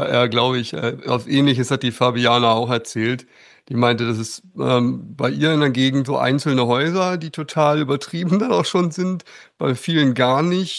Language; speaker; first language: German; native; German